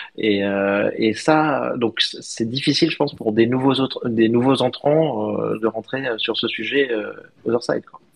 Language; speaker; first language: French; native; French